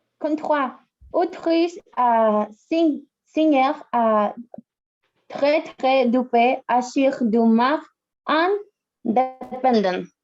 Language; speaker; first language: French; non-native, learner; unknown